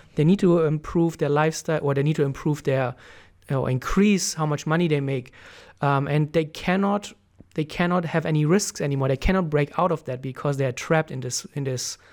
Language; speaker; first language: English; non-native, fluent; German